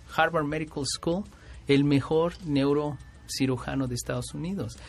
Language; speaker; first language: Spanish; native; Spanish